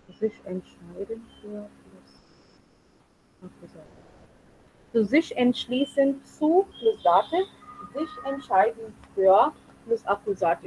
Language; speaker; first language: German; non-native, fluent; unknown